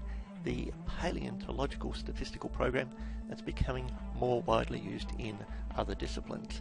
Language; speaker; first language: English; native; English